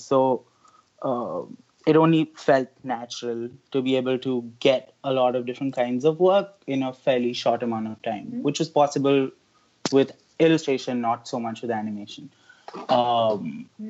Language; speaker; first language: English; non-native, local second language; Hindi